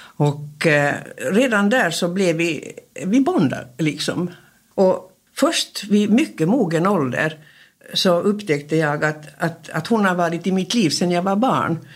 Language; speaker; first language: Swedish; native; Swedish